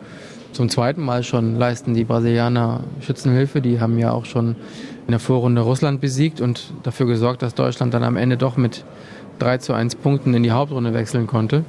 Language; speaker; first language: German; native; German